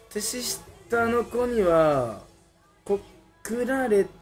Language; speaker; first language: Japanese; early bilingual, other home language; Spanish